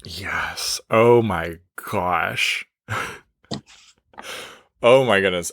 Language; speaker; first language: English; native; English